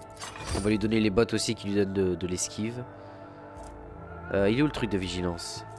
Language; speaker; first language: French; native; French